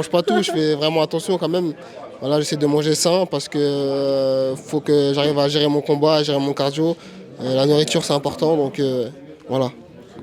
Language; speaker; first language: French; native; French